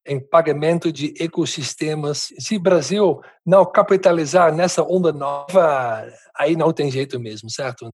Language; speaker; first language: Portuguese; non-native, fluent; Dutch